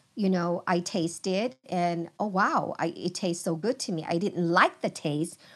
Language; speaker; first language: English; early bilingual, other home language; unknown